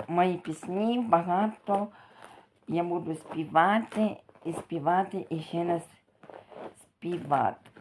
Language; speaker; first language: Ukrainian; non-native, local second language; Russian